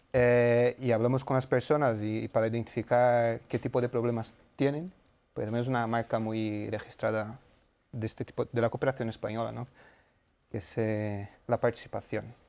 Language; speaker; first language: Spanish; non-native, fluent; Portuguese